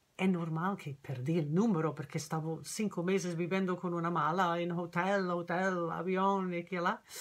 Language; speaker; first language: Spanish; non-native, learner; English